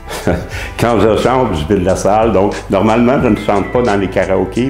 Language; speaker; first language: French; native; French